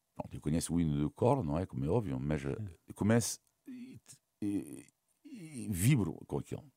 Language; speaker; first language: Portuguese; non-native, fluent; French